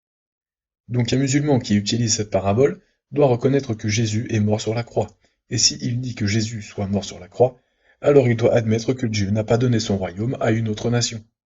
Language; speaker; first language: French; native; French